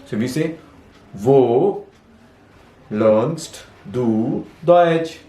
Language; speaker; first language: German; non-native, fluent; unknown